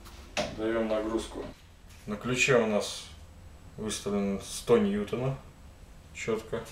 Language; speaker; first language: Russian; native; Russian